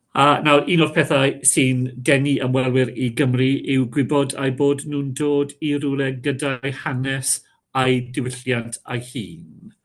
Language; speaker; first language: Welsh; non-native, local second language; English